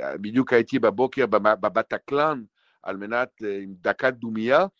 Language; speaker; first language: Hebrew; non-native, fluent; French